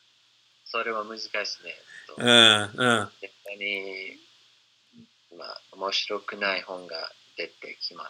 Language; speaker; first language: Japanese; non-native, fluent; English